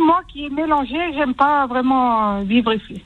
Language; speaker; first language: French; early bilingual, heritage; French